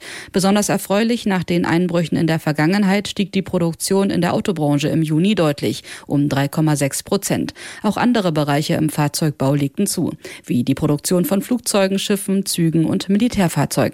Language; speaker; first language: German; native; German